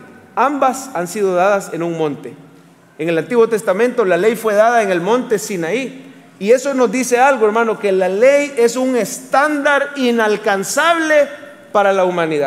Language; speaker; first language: Spanish; native; Spanish